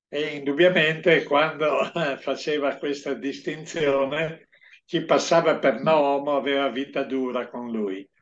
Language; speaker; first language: Italian; non-native, local second language; Friulian